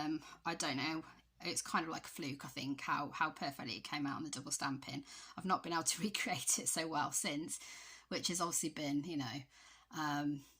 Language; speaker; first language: English; native; English